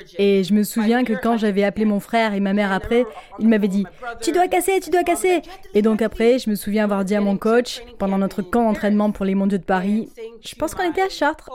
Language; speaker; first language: French; non-native, local second language; English